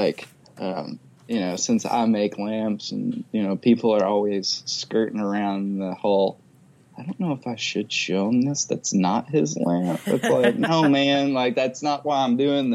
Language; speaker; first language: English; native; English